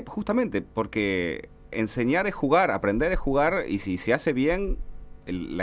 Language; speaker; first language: Spanish; native; Spanish